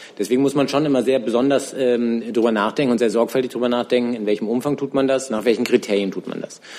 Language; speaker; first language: German; native; German